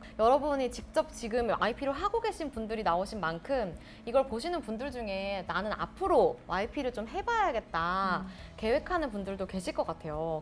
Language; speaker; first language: Korean; native; Korean